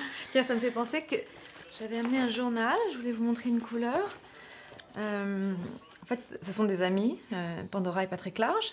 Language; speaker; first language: French; native; French